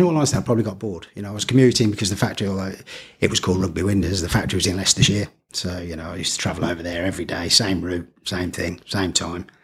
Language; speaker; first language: English; native; English